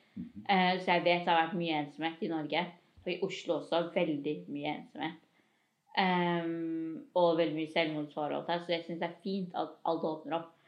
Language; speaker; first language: Norwegian; early bilingual, other home language; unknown